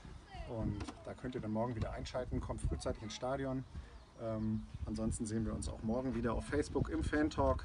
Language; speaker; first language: German; native; German